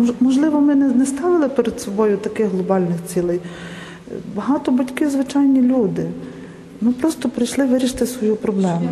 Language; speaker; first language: Ukrainian; native; Ukrainian